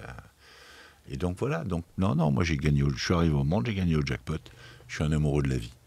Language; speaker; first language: French; native; French